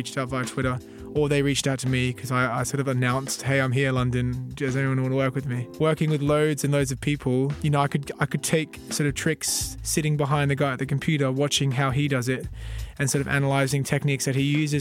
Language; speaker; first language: English; native; English